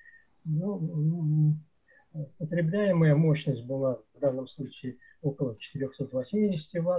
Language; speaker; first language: Russian; native; Russian